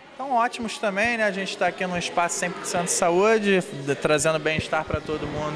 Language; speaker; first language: Portuguese; native; Portuguese